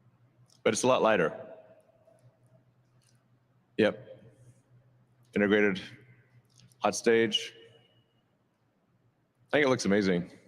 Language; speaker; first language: English; native; English